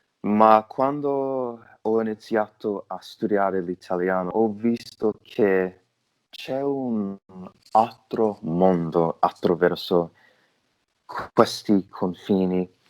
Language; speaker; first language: Italian; non-native, learner; English